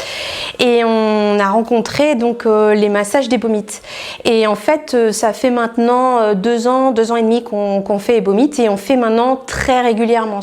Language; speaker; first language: French; native; French